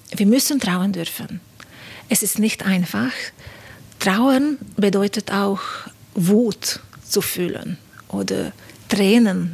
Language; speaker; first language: German; non-native, fluent; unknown